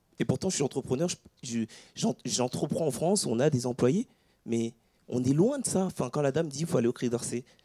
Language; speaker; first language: French; early bilingual, other home language; Ewe